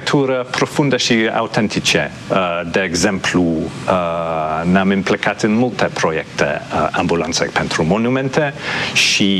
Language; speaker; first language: Romanian; non-native, fluent; English